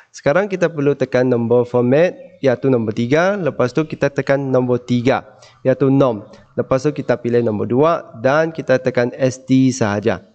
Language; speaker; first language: Malay; non-native, local second language; Chinese